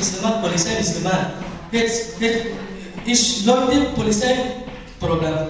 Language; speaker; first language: German; non-native, learner; Kurdish